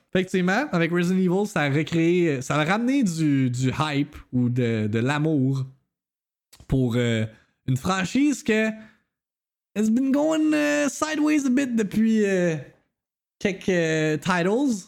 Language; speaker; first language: French; native; French